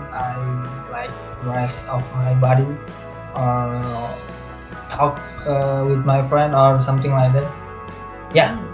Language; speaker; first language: English; non-native, learner; Indonesian